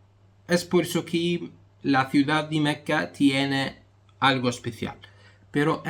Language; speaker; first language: Spanish; non-native, fluent; Arabic